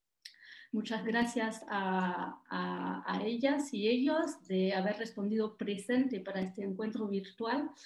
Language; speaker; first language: Spanish; non-native, fluent; French